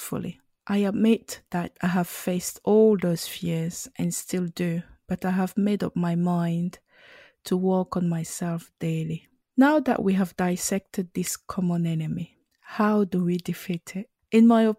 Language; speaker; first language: English; non-native, local second language; French